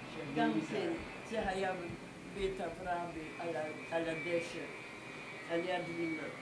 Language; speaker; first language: Hebrew; non-native, learner; German